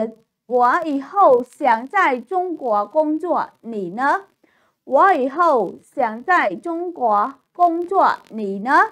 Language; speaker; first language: Chinese; non-native, fluent; Khmer